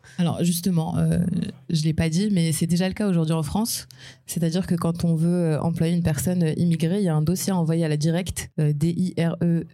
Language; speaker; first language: French; non-native, local second language; Arabic